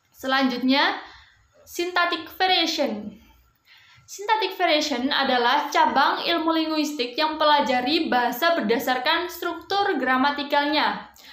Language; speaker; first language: Indonesian; non-native, local second language; Javanese